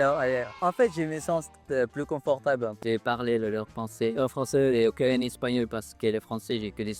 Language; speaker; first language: French; non-native, learner; Filipino